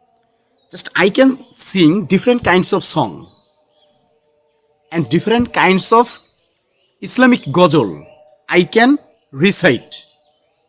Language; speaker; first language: English; non-native, learner; Bangla